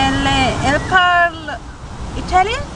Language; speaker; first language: French; non-native, learner; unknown